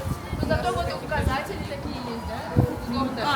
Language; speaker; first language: Russian; native; Russian